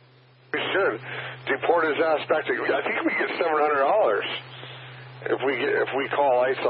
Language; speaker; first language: English; native; English